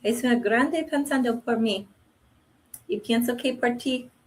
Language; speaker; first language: Spanish; non-native, learner; English